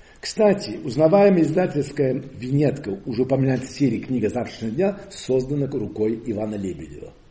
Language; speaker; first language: Russian; non-native, fluent; Occitan